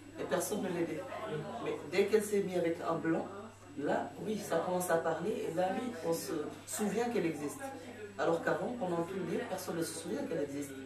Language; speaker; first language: French; non-native, local second language; Fula